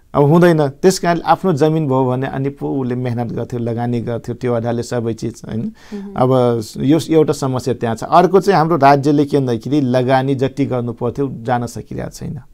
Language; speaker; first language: Nepali; non-native, local second language; Rana Tharu